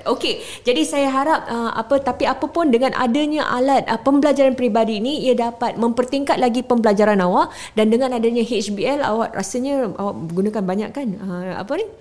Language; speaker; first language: Malay; native; Malay